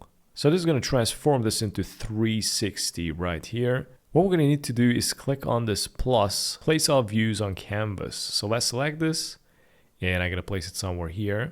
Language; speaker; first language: English; non-native, fluent; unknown